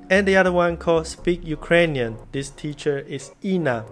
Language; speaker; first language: English; non-native, fluent; Chinese